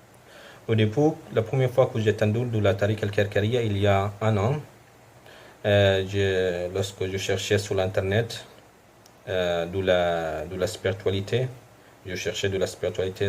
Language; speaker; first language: French; non-native, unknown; Arabic